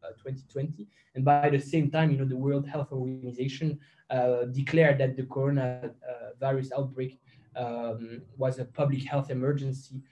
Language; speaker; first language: English; non-native, fluent; French